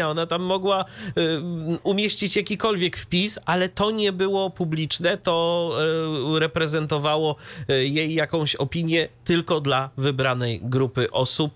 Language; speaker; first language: Polish; native; Polish